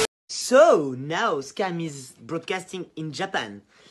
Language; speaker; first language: English; non-native, fluent; French